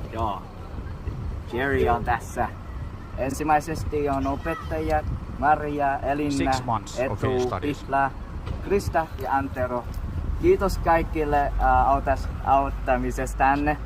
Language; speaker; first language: Finnish; non-native, learner; Russian